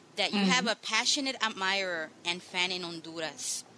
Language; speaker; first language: English; non-native, local second language; Spanish